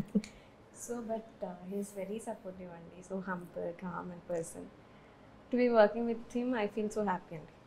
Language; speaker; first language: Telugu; non-native, learner; Malayalam